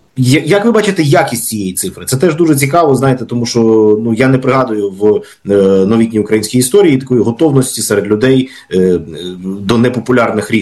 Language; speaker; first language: Ukrainian; native; Ukrainian